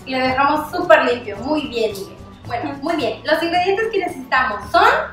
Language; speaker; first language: Spanish; native; Spanish